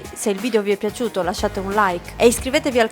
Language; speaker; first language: Italian; native; Italian